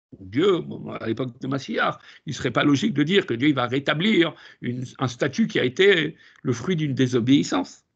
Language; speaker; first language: French; native; French